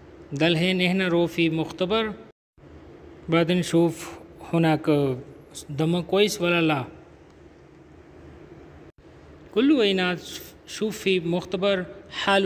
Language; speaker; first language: Arabic; non-native, learner; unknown